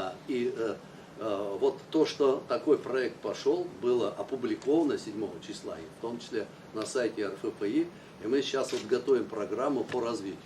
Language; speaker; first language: Russian; native; Russian